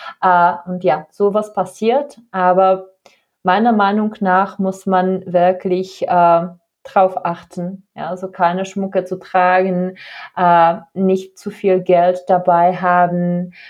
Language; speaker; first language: German; non-native, fluent; Czech